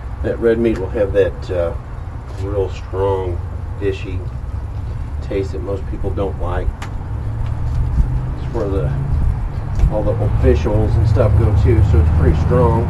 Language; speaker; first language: English; native; English